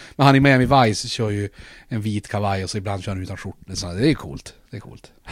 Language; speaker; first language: Swedish; native; Swedish